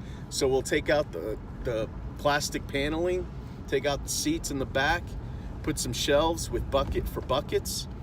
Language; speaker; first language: English; native; English